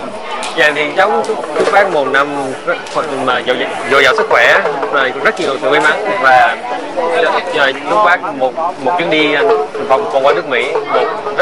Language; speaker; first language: Vietnamese; early bilingual, heritage; Vietnamese